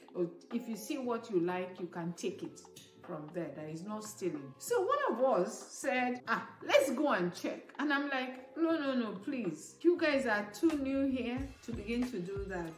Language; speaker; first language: English; non-native, local second language; Igbo